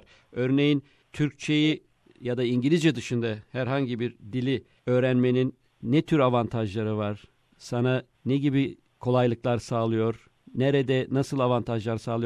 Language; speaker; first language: Turkish; native; Turkish